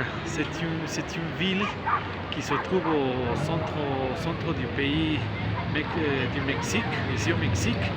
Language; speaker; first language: French; non-native, learner; Spanish